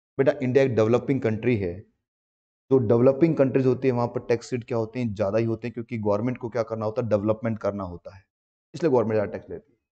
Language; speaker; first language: Hindi; native; Hindi